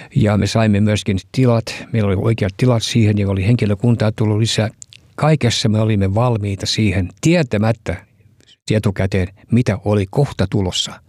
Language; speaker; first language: Finnish; early bilingual, heritage; Finnish